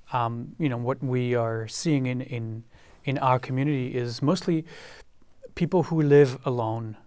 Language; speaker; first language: English; non-native, fluent; French